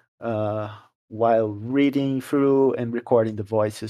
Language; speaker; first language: English; non-native, fluent; Portuguese